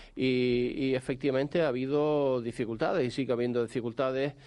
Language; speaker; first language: Spanish; native; Spanish